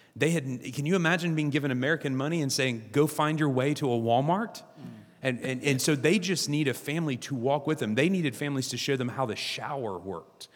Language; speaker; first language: English; native; English